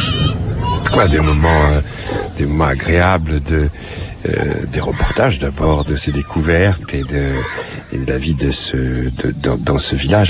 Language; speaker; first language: French; native; French